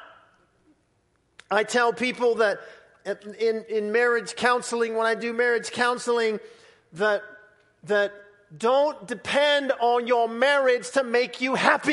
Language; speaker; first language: English; native; English